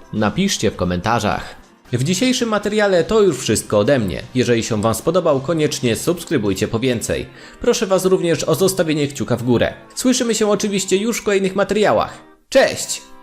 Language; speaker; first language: Polish; native; Polish